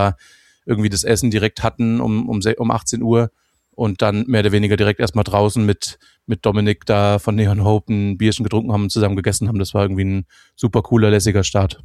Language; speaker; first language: German; native; German